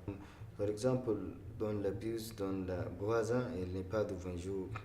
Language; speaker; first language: French; non-native, learner; Arabic